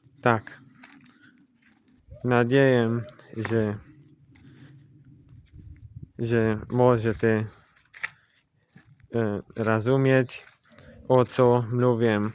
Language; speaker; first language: Polish; non-native, learner; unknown